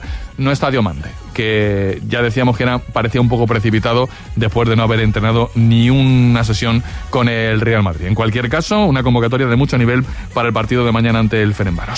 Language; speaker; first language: Spanish; native; Spanish